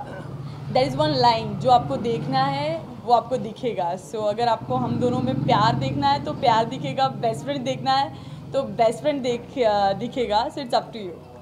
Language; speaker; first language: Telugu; non-native, learner; Gujarati